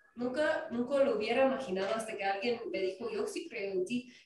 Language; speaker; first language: Spanish; non-native, fluent; English